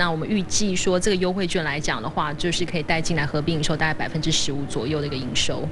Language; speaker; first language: Chinese; native; Chinese